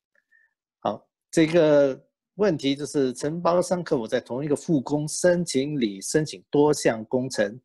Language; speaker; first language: Chinese; native; Chinese